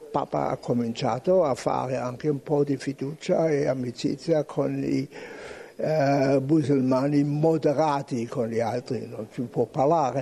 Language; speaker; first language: Italian; non-native, fluent; German